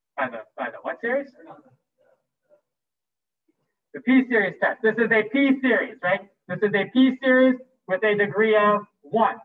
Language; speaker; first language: English; native; English